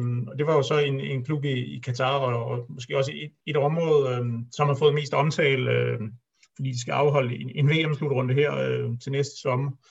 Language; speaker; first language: Danish; native; Danish